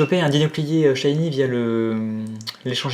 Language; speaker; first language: French; native; French